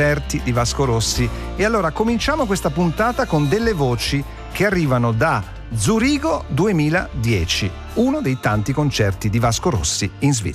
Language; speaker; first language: Italian; native; Italian